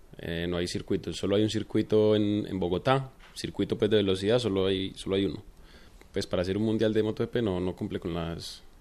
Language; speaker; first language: Spanish; native; Spanish